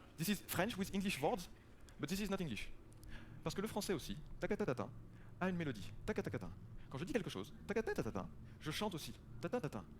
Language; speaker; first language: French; native; French